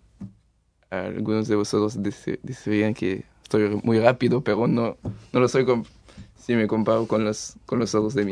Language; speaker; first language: Spanish; early bilingual, heritage; French